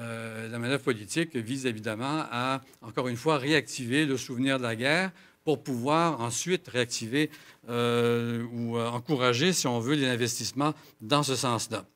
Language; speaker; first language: French; native; French